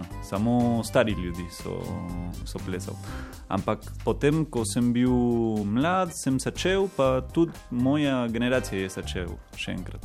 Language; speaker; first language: Slovenian; non-native, learner; Spanish